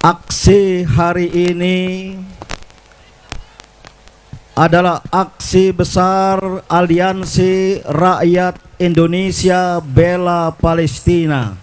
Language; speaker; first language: Indonesian; native; Indonesian